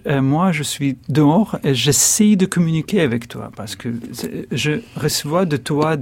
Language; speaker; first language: French; non-native, fluent; Russian